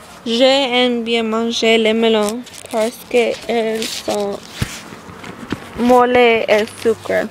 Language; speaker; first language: French; non-native, learner; English